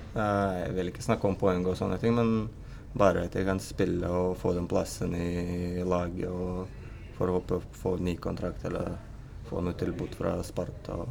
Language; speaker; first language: Norwegian; non-native, fluent; Lithuanian